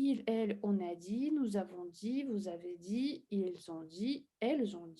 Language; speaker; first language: French; non-native, fluent; Russian